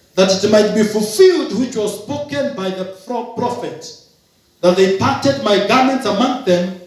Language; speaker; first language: English; non-native, local second language; Swahili